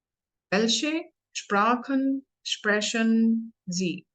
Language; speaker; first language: German; non-native, learner; Hindi